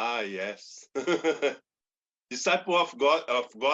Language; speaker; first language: English; non-native, learner; Portuguese